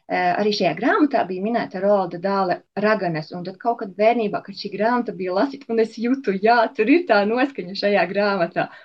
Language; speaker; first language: Latvian; native; Latvian